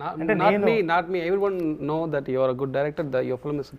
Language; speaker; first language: Telugu; non-native, local second language; Tamil